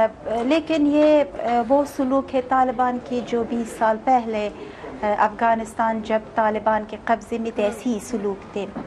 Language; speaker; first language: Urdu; non-native, learner; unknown